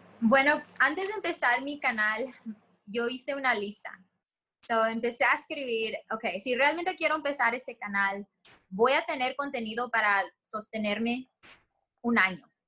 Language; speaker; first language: Spanish; early bilingual, heritage; Spanish